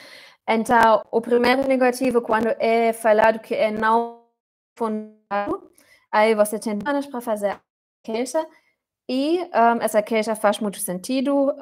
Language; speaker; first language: Portuguese; non-native, fluent; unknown